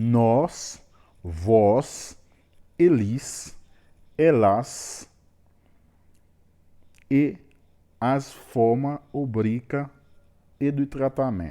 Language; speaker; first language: Portuguese; non-native, learner; Haitian Creole